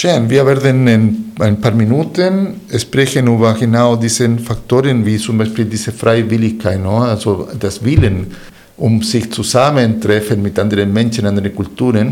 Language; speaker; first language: German; non-native, fluent; Spanish